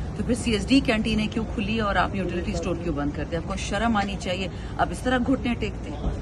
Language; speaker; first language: Urdu; non-native, local second language; Pashto